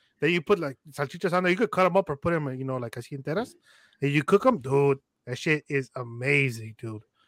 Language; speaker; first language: English; early bilingual, other home language; Spanish